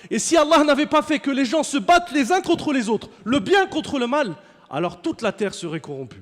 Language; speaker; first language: French; native; French